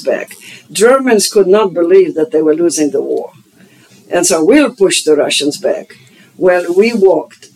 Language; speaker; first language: English; non-native, fluent; German